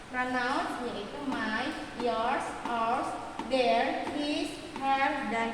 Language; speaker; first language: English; non-native, learner; Indonesian